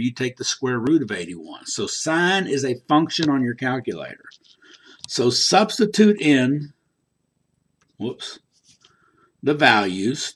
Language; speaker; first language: English; native; English